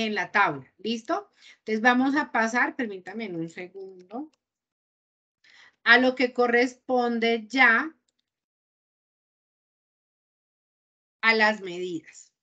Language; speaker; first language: Spanish; native; Spanish